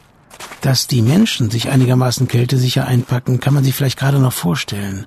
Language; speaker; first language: German; native; German